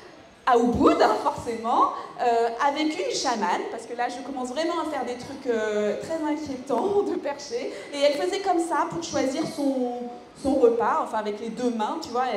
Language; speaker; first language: French; native; French